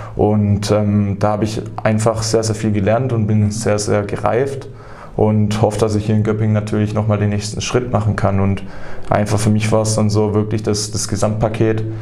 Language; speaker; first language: German; native; German